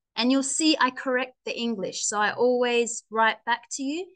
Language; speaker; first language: English; native; English